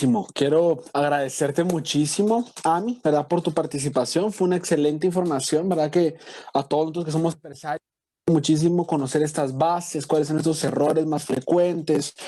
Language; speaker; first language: Spanish; native; Spanish